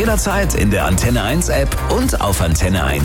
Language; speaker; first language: German; native; German